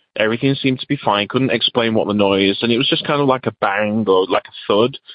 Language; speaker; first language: English; native; English